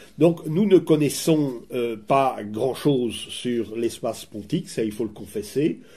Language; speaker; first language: French; native; French